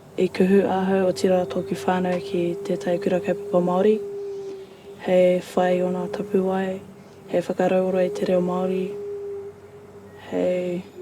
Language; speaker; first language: Māori; non-native, local second language; English